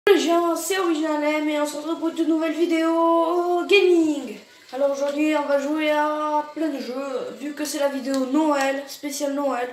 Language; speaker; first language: French; native; French